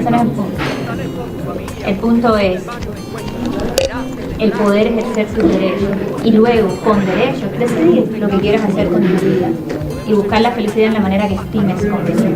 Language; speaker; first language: Spanish; native; Spanish